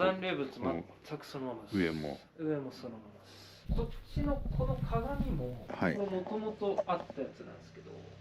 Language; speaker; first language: Japanese; native; Japanese